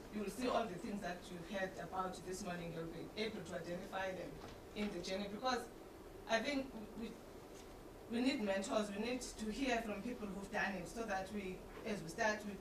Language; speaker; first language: English; non-native, local second language; Xhosa